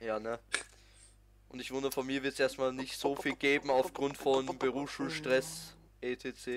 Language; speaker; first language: German; native; German